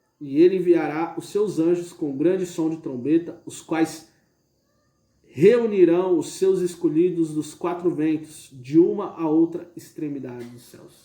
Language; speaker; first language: Portuguese; native; Portuguese